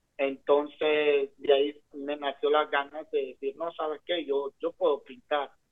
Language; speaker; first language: Spanish; native; Spanish